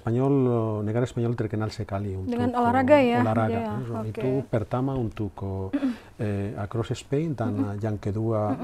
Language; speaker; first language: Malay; non-native, learner; Spanish